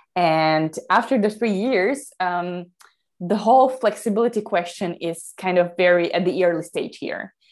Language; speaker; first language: English; non-native, fluent; Slovak